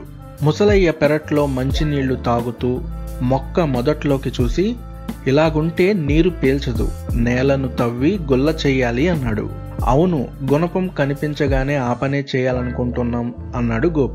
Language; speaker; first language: Telugu; native; Telugu